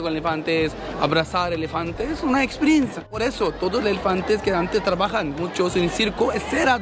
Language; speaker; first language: Spanish; non-native, learner; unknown